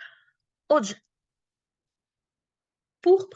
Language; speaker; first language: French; non-native, fluent; Ukrainian